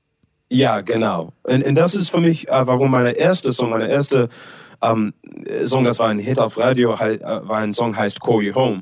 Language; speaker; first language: German; non-native, learner; English